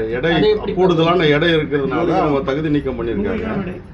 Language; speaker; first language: Tamil; native; Tamil